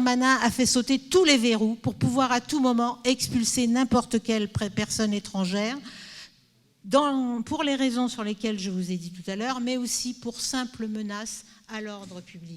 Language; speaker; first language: French; native; French